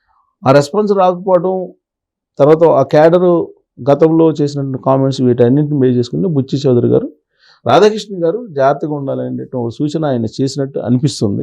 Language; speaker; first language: Telugu; native; Telugu